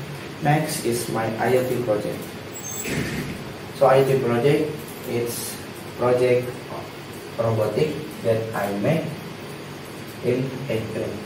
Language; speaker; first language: English; non-native, learner; Indonesian